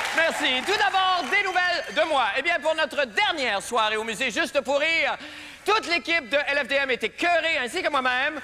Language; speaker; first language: French; native; French